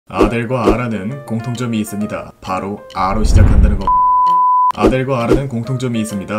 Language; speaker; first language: Korean; native; Korean